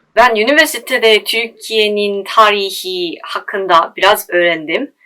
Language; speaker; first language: Turkish; non-native, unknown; Korean